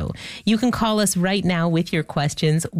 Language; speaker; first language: English; native; English